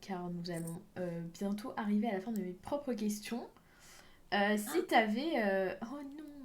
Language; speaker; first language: French; native; French